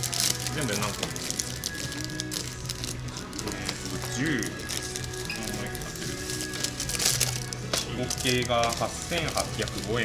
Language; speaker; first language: Japanese; native; Japanese